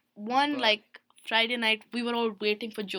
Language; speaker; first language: English; non-native, local second language; Hindi